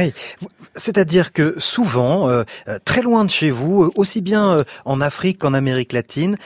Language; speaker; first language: French; native; French